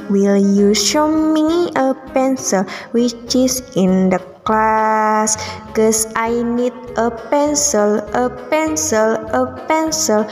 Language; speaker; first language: English; non-native, learner; Indonesian